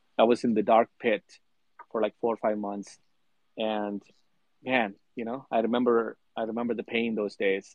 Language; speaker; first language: English; non-native, local second language; Telugu